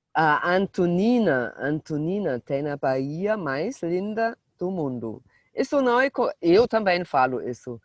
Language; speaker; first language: Portuguese; non-native, fluent; German